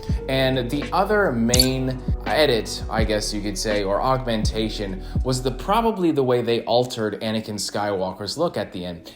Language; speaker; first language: English; native; English